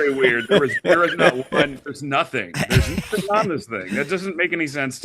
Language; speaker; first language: English; native; English